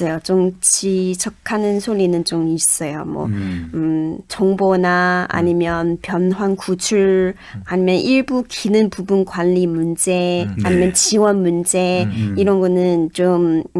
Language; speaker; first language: Korean; non-native, fluent; Chinese